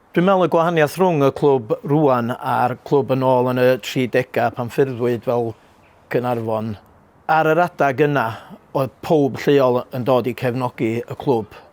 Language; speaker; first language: Welsh; native; Welsh